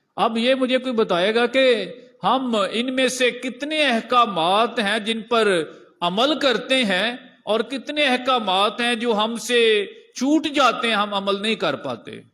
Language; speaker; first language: Urdu; non-native, local second language; Punjabi